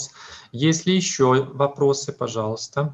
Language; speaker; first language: Russian; native; Russian